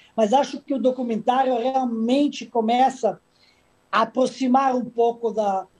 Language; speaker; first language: Portuguese; non-native, fluent; Serbian